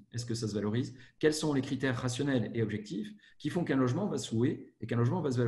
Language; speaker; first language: French; native; French